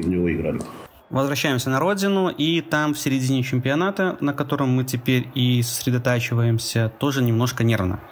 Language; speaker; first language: Russian; native; Russian